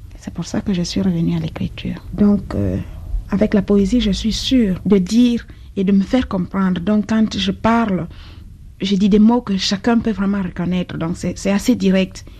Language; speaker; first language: French; non-native, local second language; Basaa